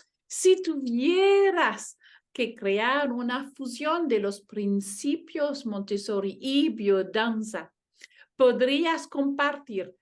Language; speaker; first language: Spanish; non-native, learner; French